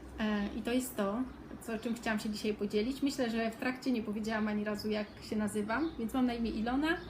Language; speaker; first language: Polish; native; Polish